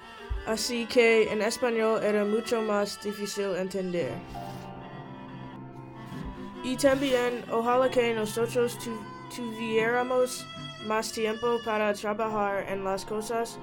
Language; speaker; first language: Spanish; non-native, fluent; English